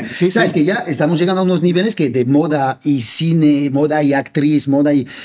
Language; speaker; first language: Spanish; non-native, fluent; French